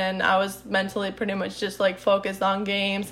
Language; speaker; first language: English; non-native, fluent; Czech